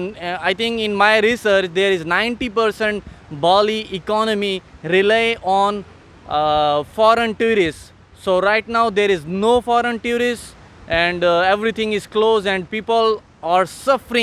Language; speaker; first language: English; non-native, learner; Urdu